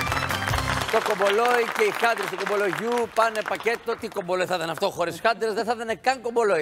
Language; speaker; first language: Greek; native; Greek